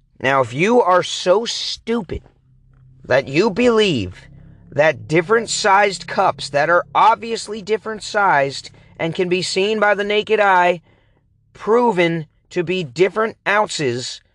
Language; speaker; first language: English; native; English